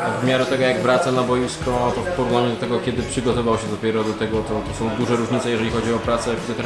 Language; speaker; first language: Polish; native; Polish